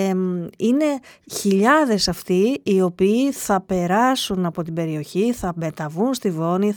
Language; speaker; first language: Greek; native; Greek